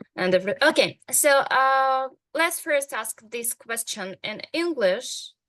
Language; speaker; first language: English; non-native, fluent; Ukrainian